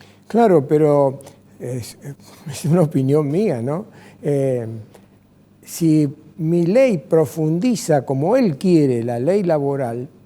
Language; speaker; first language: Spanish; native; Spanish